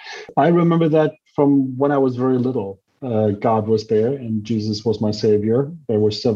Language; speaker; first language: English; non-native, fluent; German